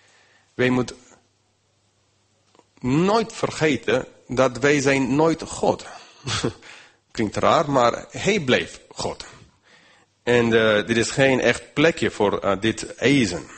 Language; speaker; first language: Dutch; non-native, fluent; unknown